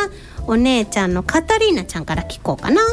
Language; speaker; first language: Japanese; native; Japanese